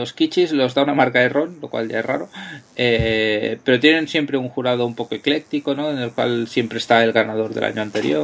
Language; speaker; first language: Spanish; native; Spanish